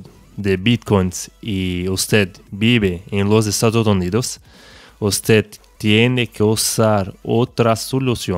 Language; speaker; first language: Spanish; non-native, fluent; Portuguese